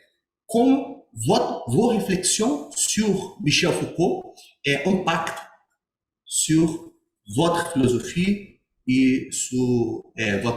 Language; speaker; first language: French; non-native, learner; Portuguese